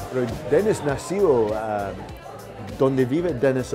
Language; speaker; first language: Spanish; non-native, learner; English